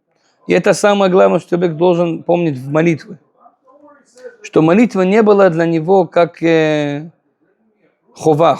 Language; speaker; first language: Russian; non-native, fluent; Hebrew